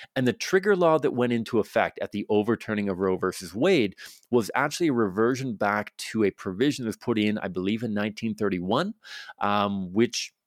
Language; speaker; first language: English; native; English